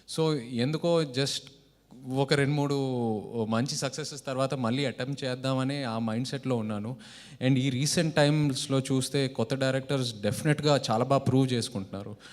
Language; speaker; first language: Telugu; native; Telugu